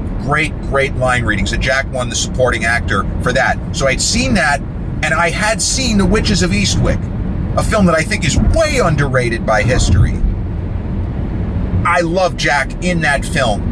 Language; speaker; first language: English; native; English